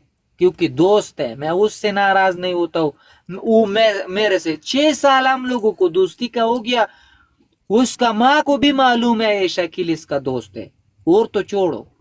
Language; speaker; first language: Hindi; non-native, local second language; Pashto